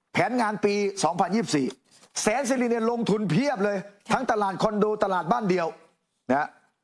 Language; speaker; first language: Thai; native; Thai